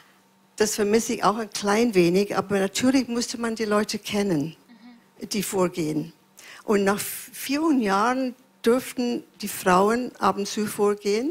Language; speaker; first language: German; non-native, fluent; English